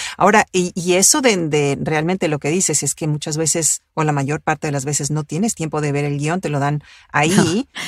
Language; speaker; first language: Spanish; early bilingual, other home language; Italian